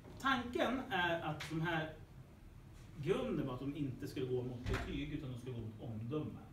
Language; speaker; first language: Swedish; native; Swedish